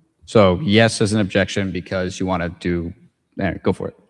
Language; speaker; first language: English; native; English